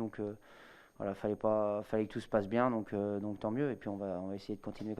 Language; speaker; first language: French; native; French